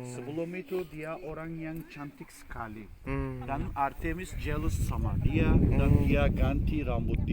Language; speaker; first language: Indonesian; non-native, fluent; Turkish